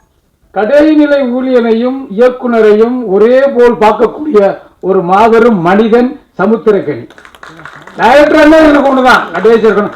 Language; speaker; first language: Tamil; native; Tamil